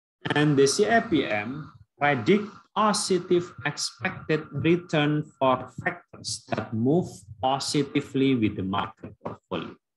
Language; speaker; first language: English; non-native, fluent; Indonesian